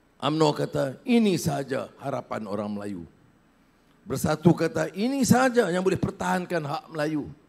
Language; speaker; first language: Malay; native; Malay